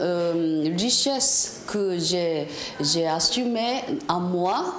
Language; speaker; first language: French; non-native, fluent; Japanese